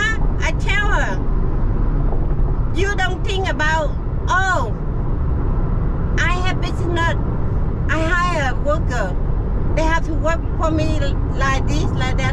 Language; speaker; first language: English; non-native, learner; Vietnamese